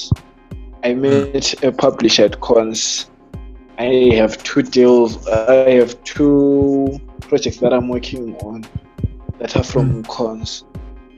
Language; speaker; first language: English; non-native, local second language; North Ndebele